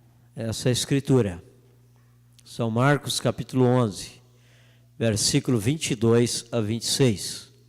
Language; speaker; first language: Portuguese; native; Portuguese